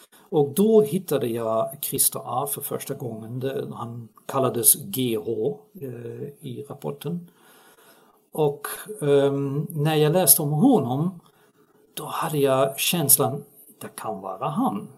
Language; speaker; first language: Swedish; non-native, fluent; Dutch